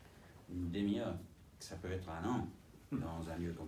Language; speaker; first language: French; non-native, fluent; English